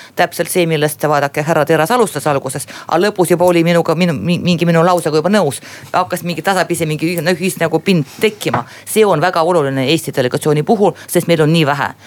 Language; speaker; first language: Estonian; non-native, local second language; Russian